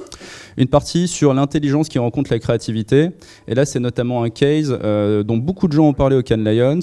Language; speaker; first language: French; native; French